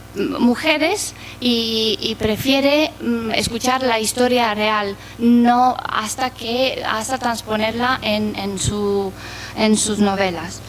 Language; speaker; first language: Spanish; non-native, fluent; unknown